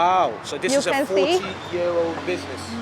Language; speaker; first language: English; native; English